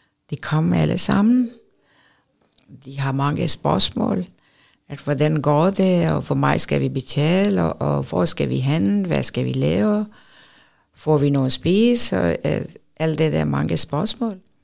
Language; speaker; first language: Danish; non-native, fluent; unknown